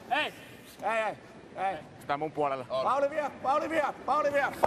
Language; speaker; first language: Finnish; native; Finnish